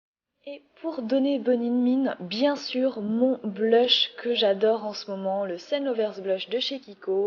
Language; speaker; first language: French; native; French